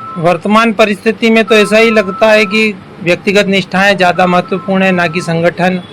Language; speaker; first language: Hindi; native; Hindi